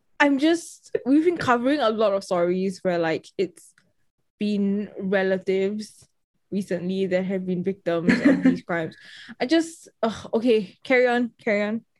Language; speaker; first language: English; native; English